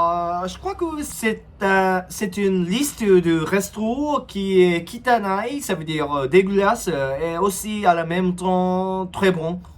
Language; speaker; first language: French; non-native, learner; Japanese